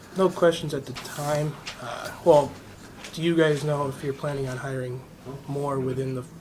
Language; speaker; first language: English; native; English